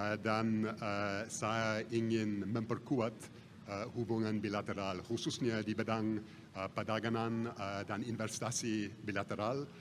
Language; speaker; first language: Indonesian; non-native, fluent; English